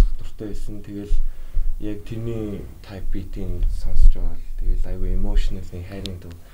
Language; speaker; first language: Mongolian; early bilingual, heritage; Mongolian